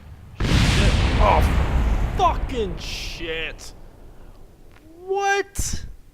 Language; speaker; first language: English; native; English